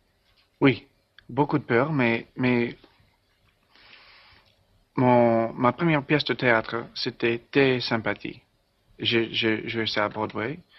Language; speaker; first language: French; non-native, learner; English